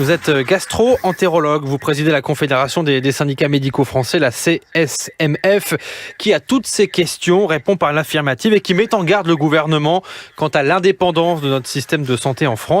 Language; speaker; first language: French; native; French